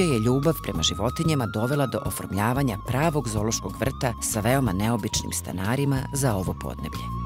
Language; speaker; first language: Serbian; native; Serbian